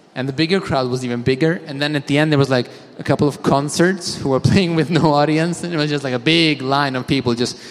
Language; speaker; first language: English; non-native, fluent; Swedish